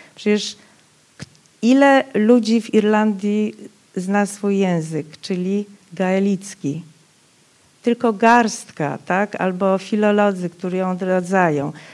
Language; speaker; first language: Polish; non-native, local second language; Rusyn